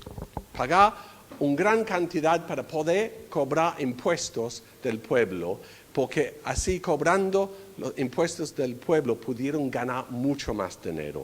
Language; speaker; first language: Spanish; non-native, fluent; English